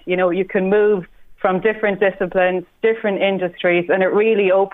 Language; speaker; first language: English; native; English